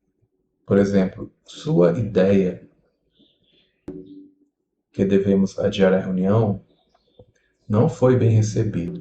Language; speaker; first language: Portuguese; native; Portuguese